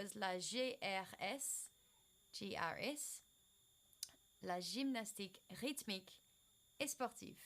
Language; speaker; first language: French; non-native, fluent; English